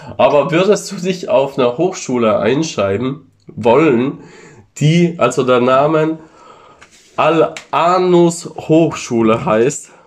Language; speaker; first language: German; non-native, local second language; Ladin